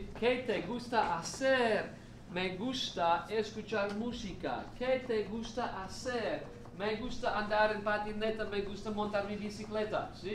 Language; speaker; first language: Spanish; non-native, fluent; English